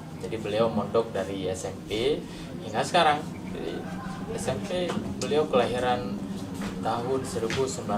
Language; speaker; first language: Indonesian; non-native, local second language; Achinese